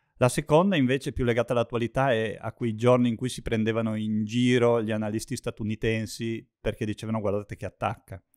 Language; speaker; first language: Italian; native; Italian